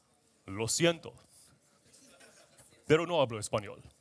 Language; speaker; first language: Spanish; non-native, learner; English